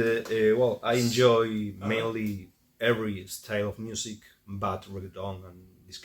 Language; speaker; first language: English; non-native, fluent; Spanish